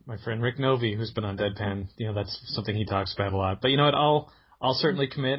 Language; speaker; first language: English; native; English